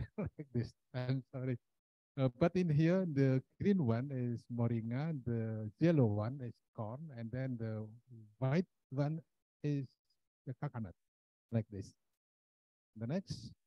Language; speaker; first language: English; non-native, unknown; Indonesian